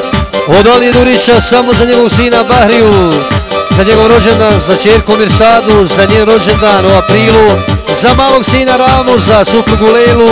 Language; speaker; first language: Bosnian; native; Bosnian